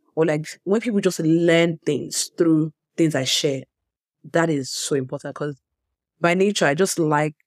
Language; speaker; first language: English; non-native, local second language; Yoruba